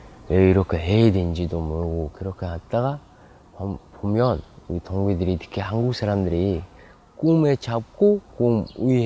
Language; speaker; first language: Korean; non-native, fluent; Mongolian